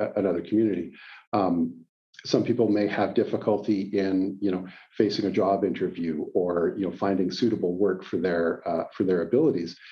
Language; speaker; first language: English; native; English